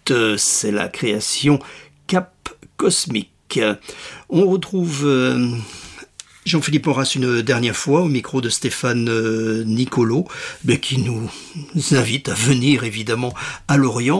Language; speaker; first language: French; native; French